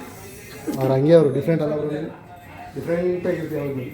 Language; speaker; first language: Kannada; native; Kannada